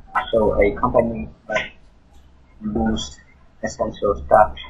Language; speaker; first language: English; non-native, learner; Vietnamese